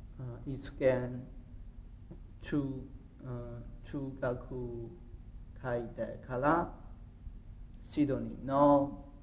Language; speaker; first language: Japanese; non-native, learner; English